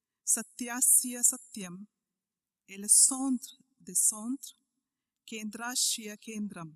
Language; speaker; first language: French; non-native, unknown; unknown